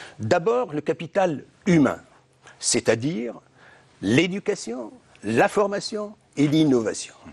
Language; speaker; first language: French; non-native, local second language; Arabic